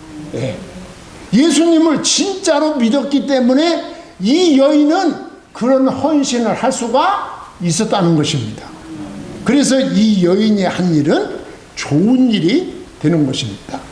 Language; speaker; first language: Korean; native; Korean